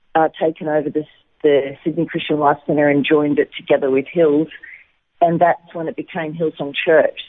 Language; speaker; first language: English; native; English